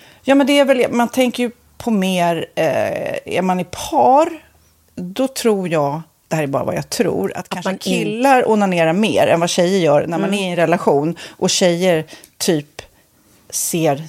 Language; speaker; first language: Swedish; native; Swedish